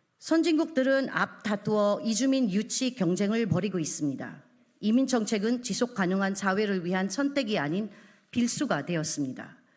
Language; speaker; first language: Korean; non-native, fluent; Filipino